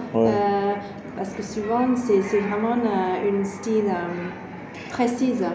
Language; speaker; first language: French; non-native, fluent; English